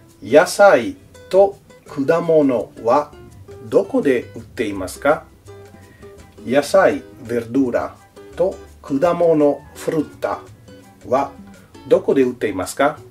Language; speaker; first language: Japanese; non-native, fluent; Italian